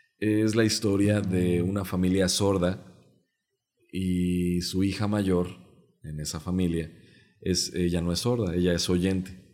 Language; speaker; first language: Spanish; non-native, local second language; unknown